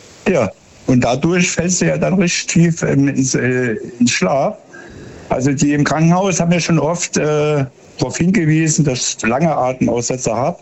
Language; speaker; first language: German; native; German